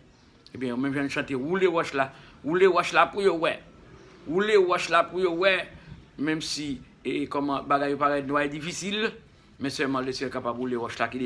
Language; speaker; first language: French; non-native, local second language; Haitian Creole